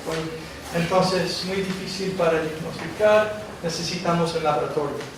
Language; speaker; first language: Spanish; non-native, fluent; English